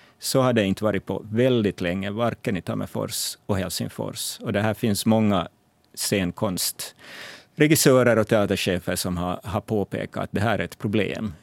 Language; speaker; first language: Swedish; native; Swedish